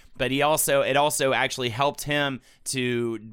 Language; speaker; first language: English; native; English